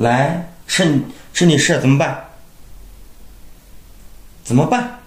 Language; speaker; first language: Chinese; native; Chinese